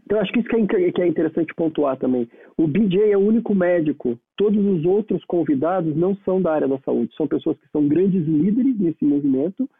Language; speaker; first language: Portuguese; native; Portuguese